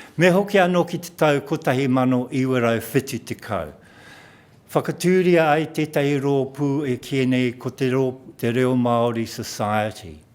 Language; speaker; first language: Māori; non-native, local second language; English